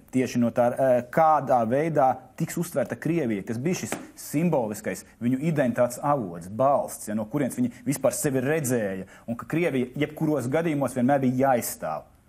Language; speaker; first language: Latvian; native; Latvian